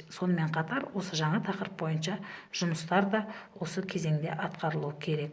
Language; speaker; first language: Kazakh; native; Kazakh